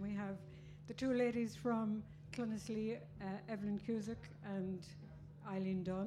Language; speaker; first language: English; native; English